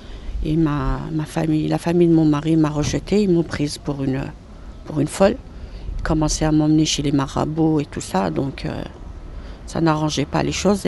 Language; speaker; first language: French; non-native, local second language; Arabic